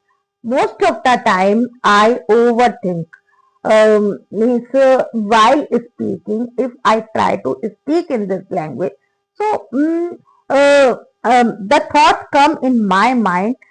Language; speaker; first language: English; non-native, learner; Hindi